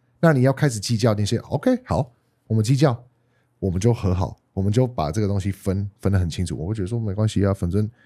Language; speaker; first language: Chinese; non-native, fluent; English